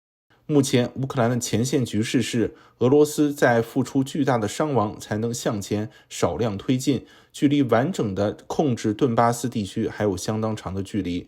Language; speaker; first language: Chinese; native; Chinese